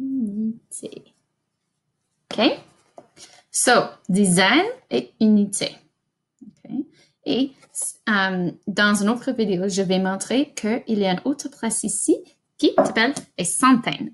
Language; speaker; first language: French; non-native, fluent; English